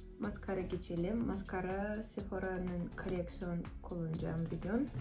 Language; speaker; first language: Turkish; non-native, fluent; Russian